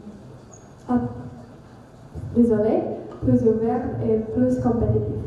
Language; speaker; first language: French; non-native, learner; Indonesian